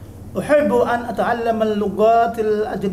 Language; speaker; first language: Arabic; non-native, learner; Indonesian